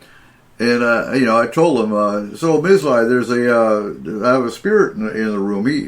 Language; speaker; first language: English; native; English